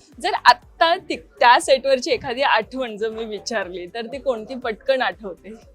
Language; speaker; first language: Marathi; native; Marathi